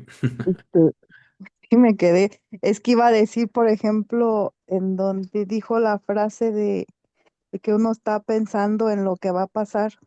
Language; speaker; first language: Spanish; native; Spanish